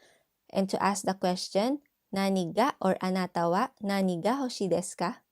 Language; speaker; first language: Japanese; non-native, fluent; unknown